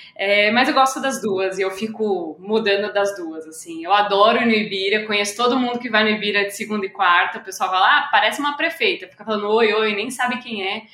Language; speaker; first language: Portuguese; native; Portuguese